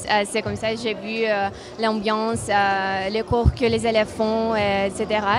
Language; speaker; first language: French; non-native, fluent; Russian